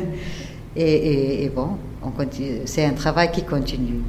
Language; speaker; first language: French; non-native, fluent; Portuguese